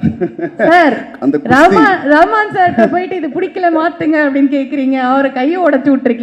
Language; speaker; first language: Tamil; native; Tamil